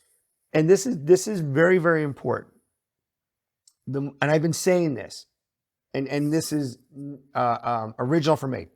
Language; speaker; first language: English; native; English